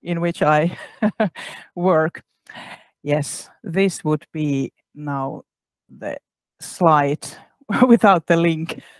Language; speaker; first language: English; non-native, fluent; Finnish